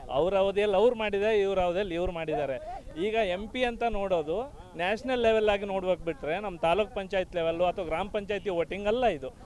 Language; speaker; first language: Kannada; native; Kannada